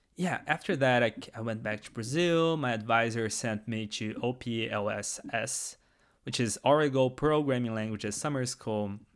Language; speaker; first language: English; non-native, fluent; Portuguese